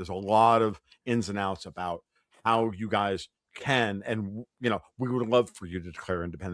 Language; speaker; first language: English; native; English